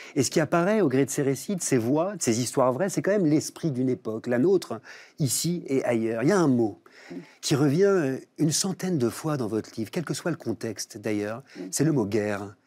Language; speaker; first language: French; native; French